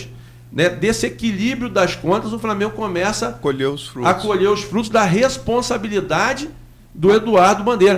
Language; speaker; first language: Portuguese; native; Portuguese